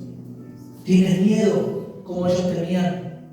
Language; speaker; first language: Spanish; native; Spanish